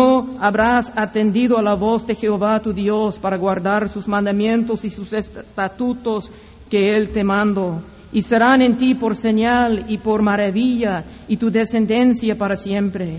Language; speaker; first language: Spanish; non-native, fluent; English